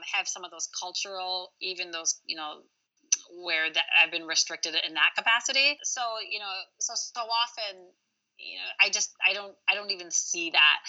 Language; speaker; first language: English; early bilingual, other home language; Arabic